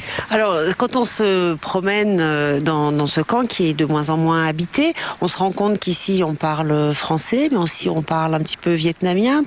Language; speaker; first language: French; native; French